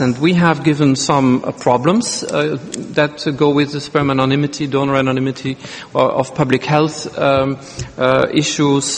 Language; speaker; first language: English; non-native, fluent; Dutch